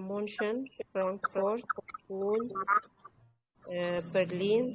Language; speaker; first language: German; non-native, learner; Arabic